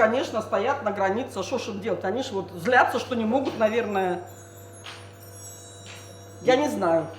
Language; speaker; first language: Russian; native; Russian